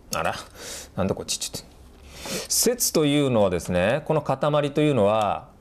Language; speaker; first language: Japanese; native; Japanese